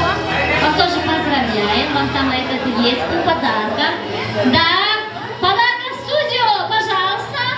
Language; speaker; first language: Russian; non-native, local second language; Uzbek